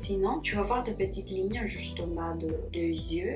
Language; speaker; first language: French; non-native, fluent; Spanish